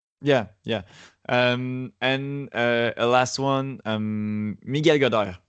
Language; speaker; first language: English; non-native, learner; French